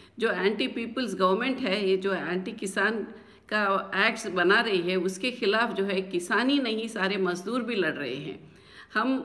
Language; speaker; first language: Hindi; non-native, local second language; Telugu